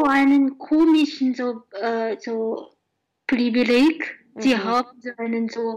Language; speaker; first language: German; non-native, learner; Japanese